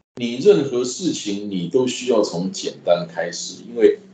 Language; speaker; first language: Chinese; native; Chinese